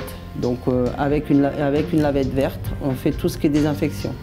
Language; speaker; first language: French; native; French